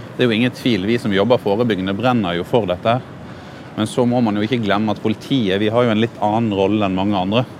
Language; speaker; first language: Norwegian; native; Norwegian